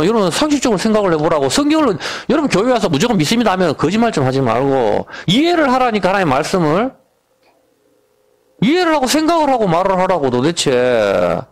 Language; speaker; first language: Korean; native; Korean